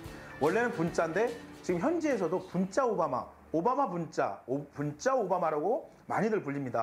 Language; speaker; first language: Korean; native; Korean